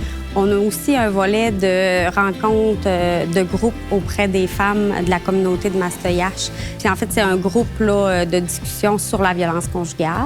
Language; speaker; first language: French; native; French